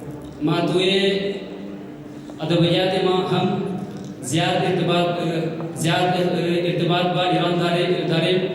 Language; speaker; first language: Persian; non-native, learner; Hindi